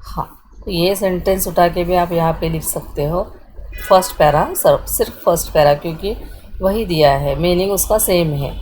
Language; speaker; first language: Hindi; non-native, local second language; Marathi